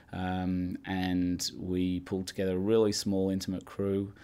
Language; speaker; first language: English; native; English